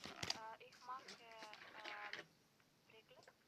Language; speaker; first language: German; non-native, learner; Macedonian